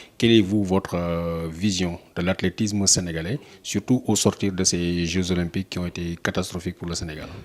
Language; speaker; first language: French; non-native, local second language; Wolof